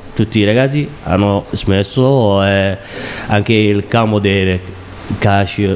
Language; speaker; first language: Italian; non-native, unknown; Somali